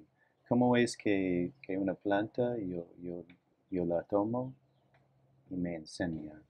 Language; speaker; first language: Spanish; non-native, fluent; English